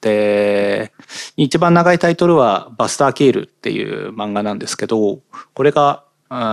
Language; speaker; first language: Japanese; native; Japanese